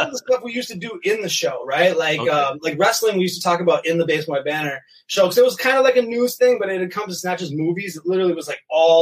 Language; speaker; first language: English; native; English